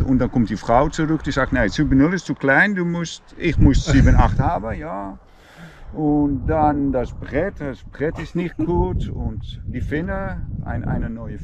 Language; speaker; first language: German; non-native, learner; Dutch